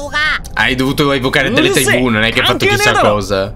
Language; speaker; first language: Italian; native; Italian